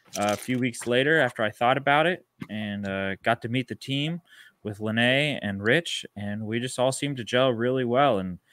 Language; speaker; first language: English; native; English